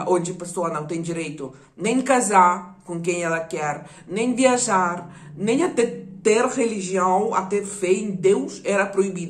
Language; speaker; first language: Portuguese; non-native, fluent; Ukrainian